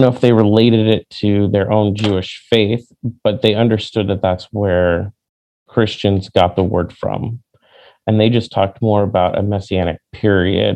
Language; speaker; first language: English; native; English